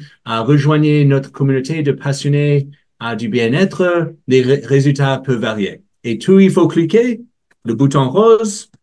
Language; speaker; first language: French; non-native, learner; English